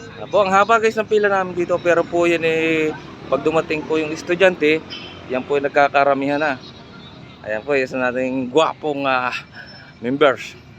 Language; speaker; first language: Filipino; native; Filipino